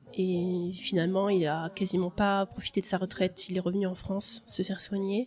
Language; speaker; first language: French; early bilingual, other home language; Portuguese